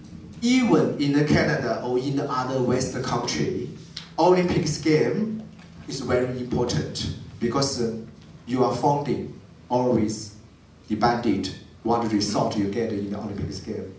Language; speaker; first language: English; non-native, learner; Chinese